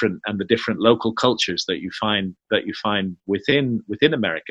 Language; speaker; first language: English; native; English